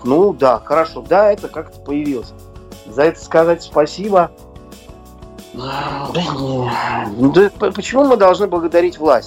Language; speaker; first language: Russian; native; Russian